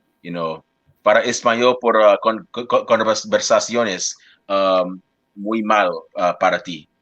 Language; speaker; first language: Spanish; non-native, learner; English